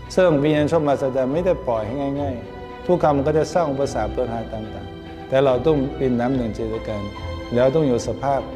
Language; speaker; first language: Thai; non-native, fluent; Chinese